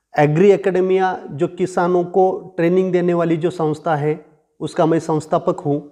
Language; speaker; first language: Hindi; non-native, local second language; Marathi